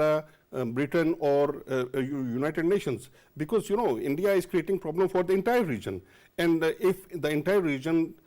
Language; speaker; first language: English; non-native, local second language; Urdu